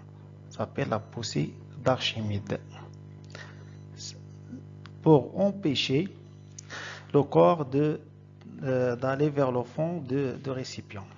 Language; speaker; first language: French; non-native, local second language; Arabic